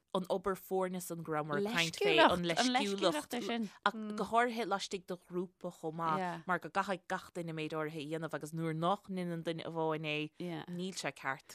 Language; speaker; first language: Irish; native; Irish